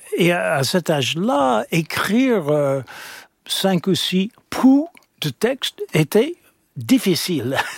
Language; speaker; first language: French; non-native, fluent; English